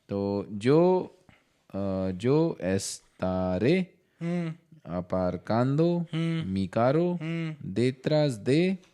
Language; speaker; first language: Spanish; non-native, learner; Hindi